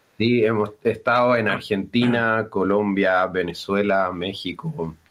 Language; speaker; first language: Spanish; native; Spanish